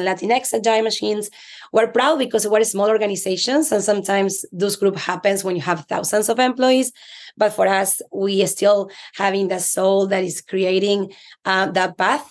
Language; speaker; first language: English; non-native, fluent; Spanish